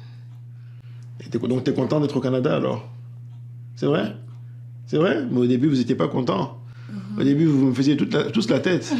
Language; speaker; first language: French; native; French